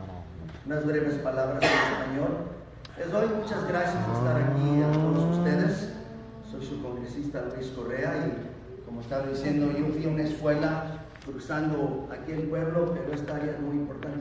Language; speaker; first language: Spanish; early bilingual, heritage; Spanish